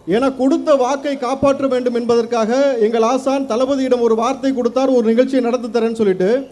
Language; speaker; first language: Tamil; native; Tamil